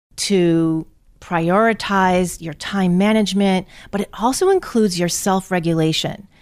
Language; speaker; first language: English; native; English